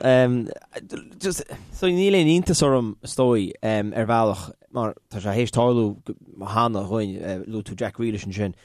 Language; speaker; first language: Irish; native; Irish